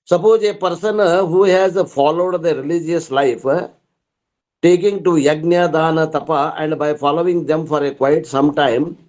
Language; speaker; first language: English; non-native, local second language; Kannada